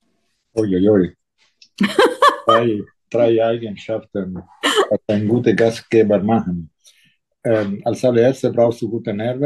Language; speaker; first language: German; non-native, local second language; Italian